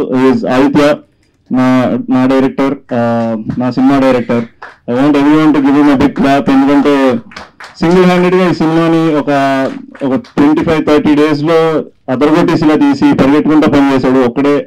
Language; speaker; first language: Telugu; native; Telugu